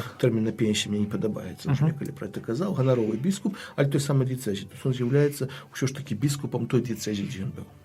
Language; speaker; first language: Belarusian; native; Belarusian